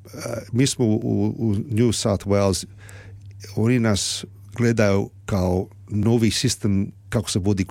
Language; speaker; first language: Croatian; early bilingual, heritage; Serbian